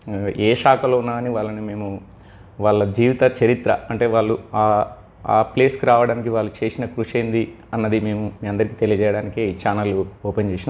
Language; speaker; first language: Telugu; native; Telugu